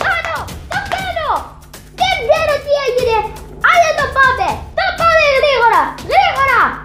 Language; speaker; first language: Greek; non-native, learner; Arabic